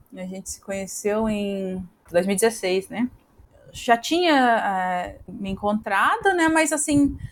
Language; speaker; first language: Portuguese; native; Portuguese